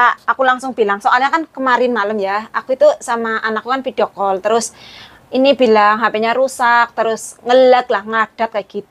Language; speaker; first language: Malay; non-native, local second language; Javanese